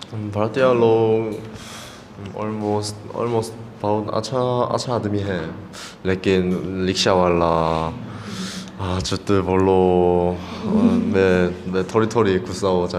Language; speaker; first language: Hindi; non-native, learner; Korean